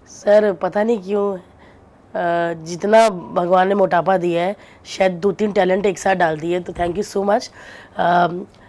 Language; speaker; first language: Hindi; non-native, local second language; Punjabi